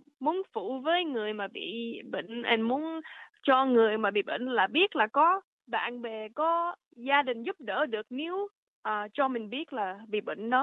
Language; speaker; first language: Vietnamese; early bilingual, heritage; Vietnamese